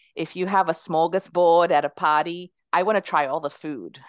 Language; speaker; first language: English; early bilingual, other home language; Spanish